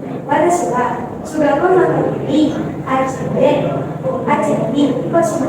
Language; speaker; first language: Japanese; non-native, fluent; Indonesian